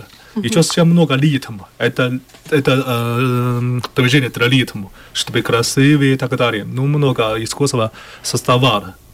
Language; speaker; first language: Russian; non-native, learner; Chinese